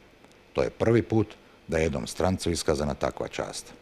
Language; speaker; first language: Bosnian; native; Bosnian